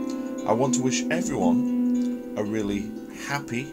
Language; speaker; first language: English; native; English